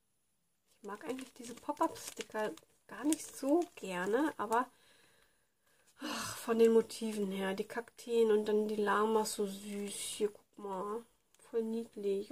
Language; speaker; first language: German; native; German